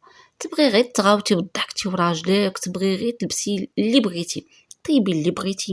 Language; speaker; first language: Arabic; native; Arabic